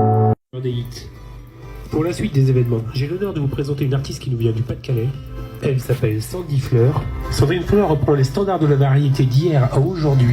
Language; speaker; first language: French; native; French